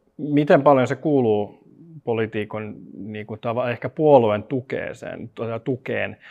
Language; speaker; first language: Finnish; non-native, local second language; Swedish